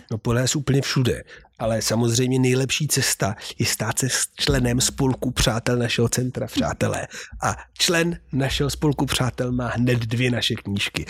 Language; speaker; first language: Czech; non-native, fluent; Italian